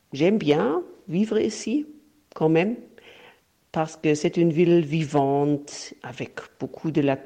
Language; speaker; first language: French; non-native, fluent; German